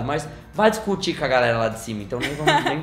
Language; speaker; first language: Portuguese; native; Portuguese